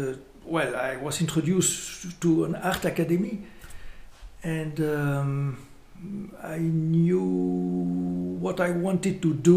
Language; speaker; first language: English; non-native, fluent; French